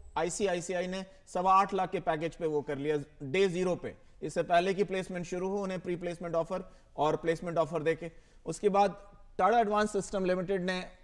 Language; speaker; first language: Hindi; native; Hindi